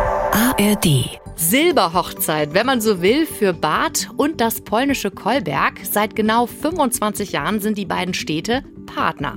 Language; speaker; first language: German; native; German